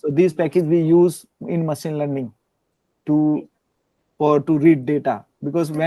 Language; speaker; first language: English; non-native, learner; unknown